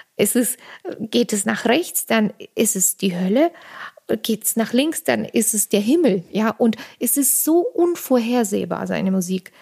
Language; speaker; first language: German; non-native, fluent; Armenian